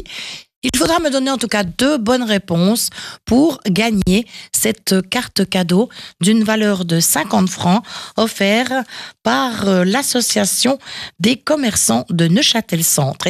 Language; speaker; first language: French; native; French